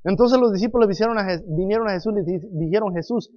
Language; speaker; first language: Spanish; non-native, fluent; English